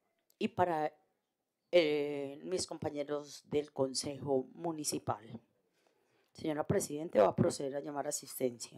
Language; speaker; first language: Spanish; native; Spanish